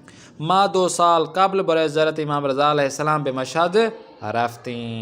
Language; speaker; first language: Persian; non-native, fluent; Urdu